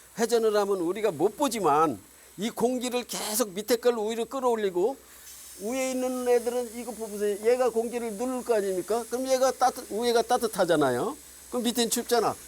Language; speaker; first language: Korean; native; Korean